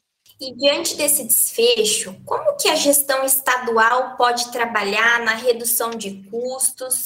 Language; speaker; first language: Portuguese; native; Portuguese